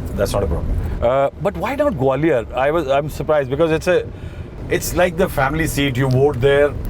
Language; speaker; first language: English; non-native, local second language; Hindi